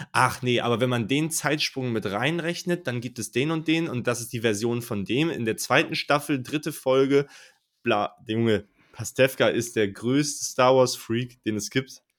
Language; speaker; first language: German; native; German